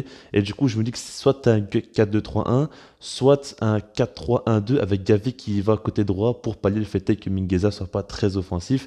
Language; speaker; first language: French; native; French